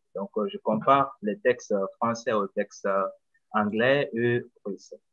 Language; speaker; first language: French; non-native, local second language; Bambara